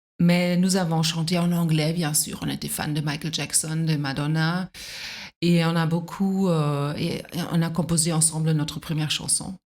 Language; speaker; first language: French; non-native, fluent; German